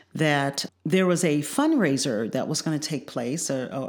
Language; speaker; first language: English; native; English